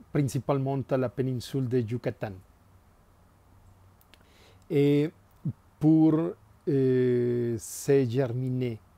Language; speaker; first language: French; non-native, fluent; Spanish